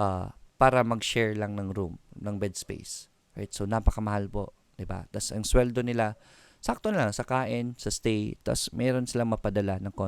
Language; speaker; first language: Filipino; native; Filipino